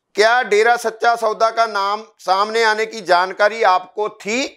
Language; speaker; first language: Hindi; non-native, local second language; Punjabi